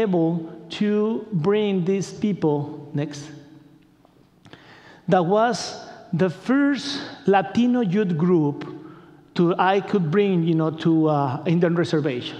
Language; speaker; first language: English; non-native, learner; Spanish